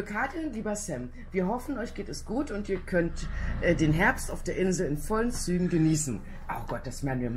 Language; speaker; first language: German; native; German